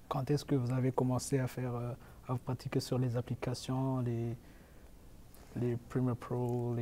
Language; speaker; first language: French; non-native, local second language; Rundi